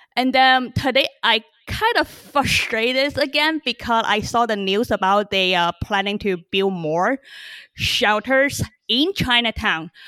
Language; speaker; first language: English; early bilingual, other home language; Chinese